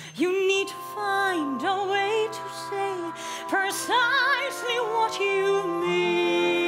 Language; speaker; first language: English; native; English